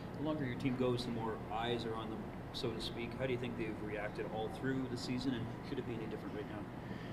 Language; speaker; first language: English; native; English